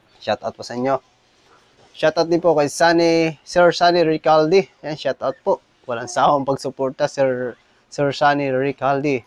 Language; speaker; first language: Filipino; non-native, local second language; Cebuano